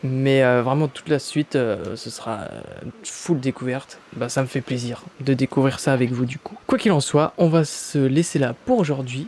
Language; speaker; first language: French; native; French